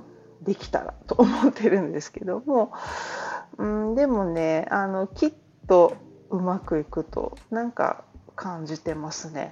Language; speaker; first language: Japanese; native; Japanese